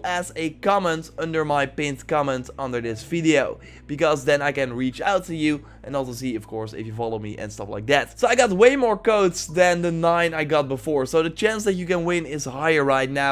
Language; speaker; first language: English; non-native, fluent; Dutch